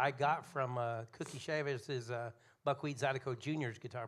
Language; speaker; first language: English; native; English